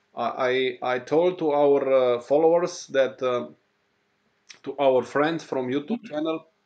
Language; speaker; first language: English; non-native, learner; Romanian